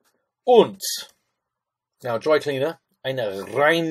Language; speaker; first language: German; non-native, fluent; English